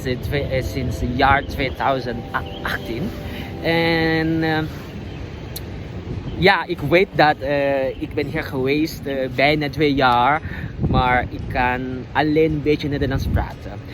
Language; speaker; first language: Dutch; non-native, learner; Indonesian